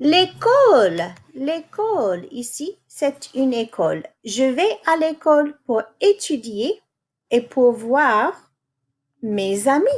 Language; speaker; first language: French; non-native, fluent; English